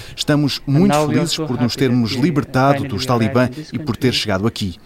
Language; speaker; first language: Portuguese; non-native, fluent; Persian